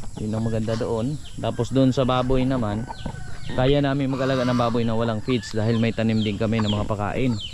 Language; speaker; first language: Filipino; non-native, local second language; Cebuano